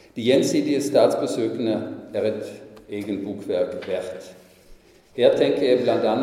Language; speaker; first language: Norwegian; non-native, fluent; German